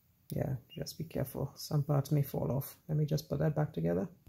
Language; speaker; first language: English; native; English